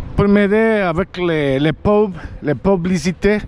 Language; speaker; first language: French; non-native, learner; Spanish